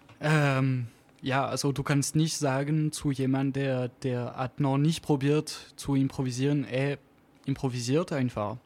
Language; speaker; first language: German; non-native, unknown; French